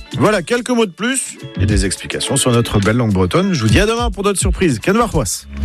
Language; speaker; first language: French; native; French